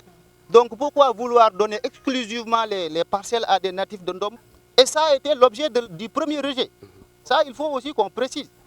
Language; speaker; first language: French; non-native, local second language; Wolof